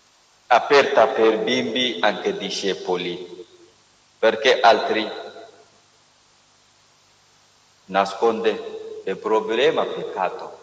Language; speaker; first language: Italian; non-native, learner; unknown